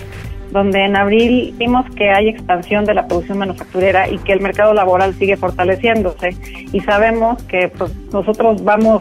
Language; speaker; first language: Spanish; native; Spanish